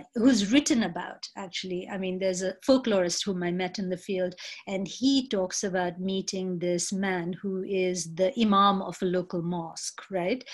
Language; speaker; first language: English; non-native, local second language; Bangla